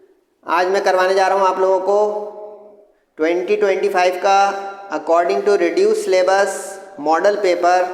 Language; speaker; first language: Urdu; native; Urdu